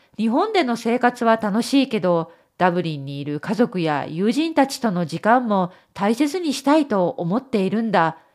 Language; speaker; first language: Japanese; native; Japanese